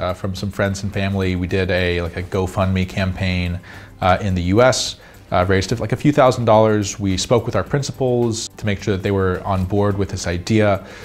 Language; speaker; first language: English; native; English